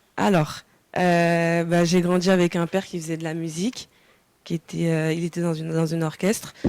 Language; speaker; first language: French; early bilingual, other home language; Wolof